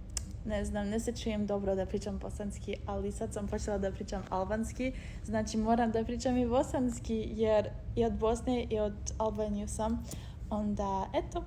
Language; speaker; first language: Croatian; early bilingual, heritage; Croatian